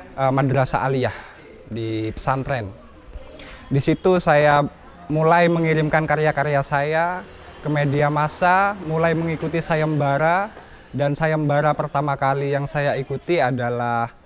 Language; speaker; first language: Indonesian; non-native, local second language; Madurese